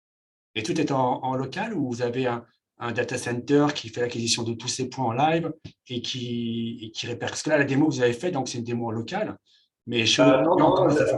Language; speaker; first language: French; native; French